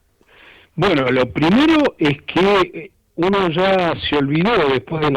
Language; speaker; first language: Spanish; native; Spanish